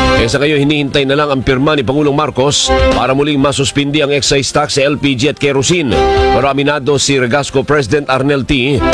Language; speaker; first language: Filipino; non-native, local second language; Hiligaynon